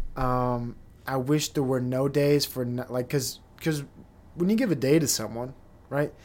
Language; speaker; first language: English; native; English